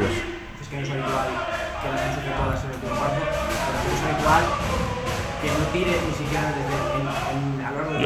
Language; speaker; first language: Spanish; native; Spanish